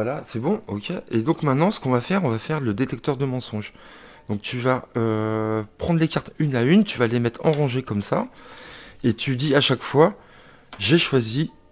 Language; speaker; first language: French; native; French